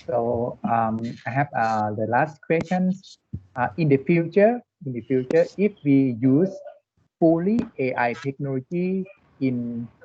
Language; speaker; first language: English; non-native, learner; Thai